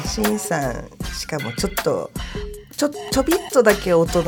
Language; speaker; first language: Japanese; native; Japanese